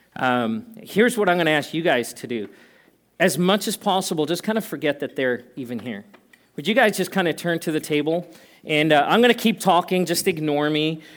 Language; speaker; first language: English; native; English